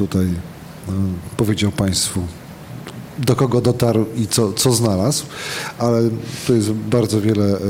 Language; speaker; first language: Polish; native; Polish